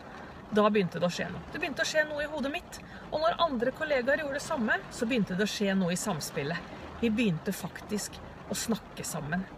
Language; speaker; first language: Norwegian; native; Norwegian